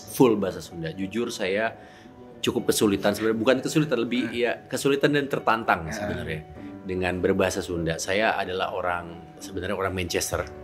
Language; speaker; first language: Indonesian; native; Indonesian